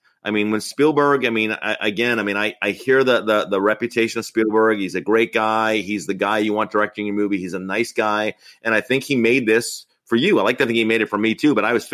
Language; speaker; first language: English; native; English